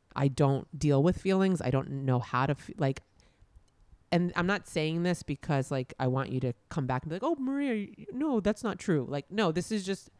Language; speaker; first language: English; native; English